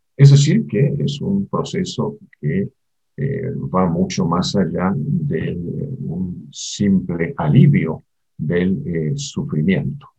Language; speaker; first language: Spanish; native; Spanish